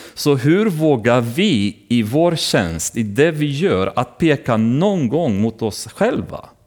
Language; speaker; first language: Swedish; non-native, fluent; Romanian